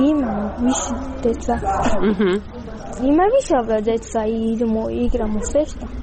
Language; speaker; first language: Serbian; non-native, learner; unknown